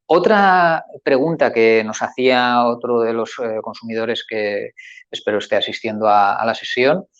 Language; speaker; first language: Spanish; native; Spanish